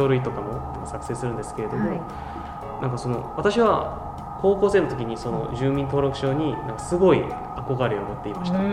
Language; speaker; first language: Japanese; non-native, fluent; Korean